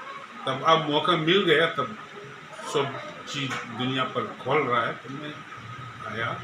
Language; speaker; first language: Hindi; non-native, learner; English